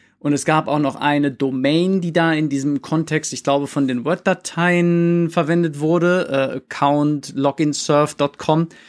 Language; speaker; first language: German; native; German